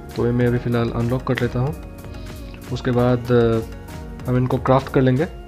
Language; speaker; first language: Hindi; non-native, local second language; Assamese